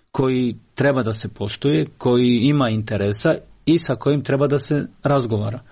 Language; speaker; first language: Croatian; non-native, fluent; Albanian